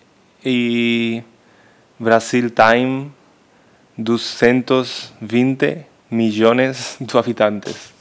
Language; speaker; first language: Portuguese; non-native, learner; Spanish